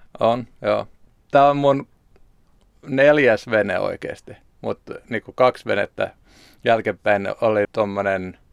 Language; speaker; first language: Finnish; non-native, local second language; Swedish